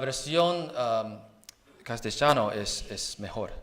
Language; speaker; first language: Spanish; non-native, fluent; Chinese